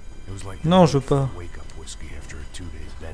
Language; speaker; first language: French; native; French